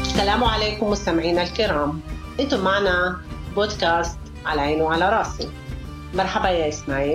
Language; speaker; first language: Arabic; native; Arabic